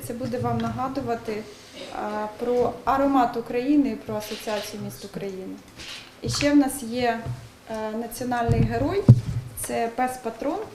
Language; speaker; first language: Ukrainian; native; Ukrainian